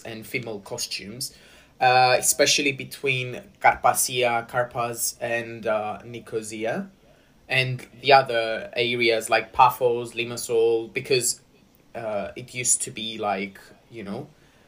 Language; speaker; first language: English; non-native, fluent; Greek